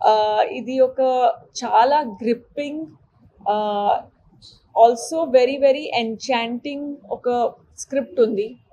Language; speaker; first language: Telugu; non-native, local second language; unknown